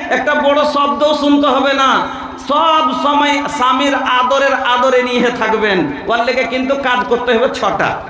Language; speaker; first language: Bangla; non-native, local second language; Bhojpuri